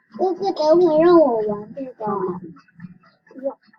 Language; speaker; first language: Chinese; early bilingual, heritage; Chinese